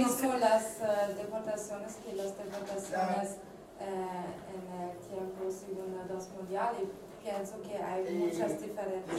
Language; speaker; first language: Spanish; non-native, learner; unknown